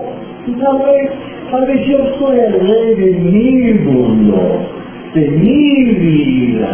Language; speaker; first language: Spanish; non-native, fluent; English